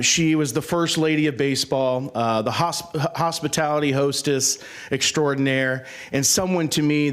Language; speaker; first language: English; native; English